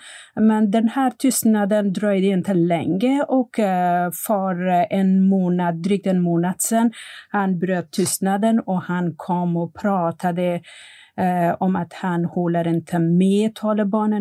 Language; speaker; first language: Swedish; non-native, fluent; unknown